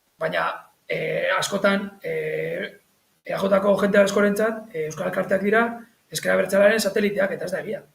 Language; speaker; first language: Basque; non-native, local second language; Spanish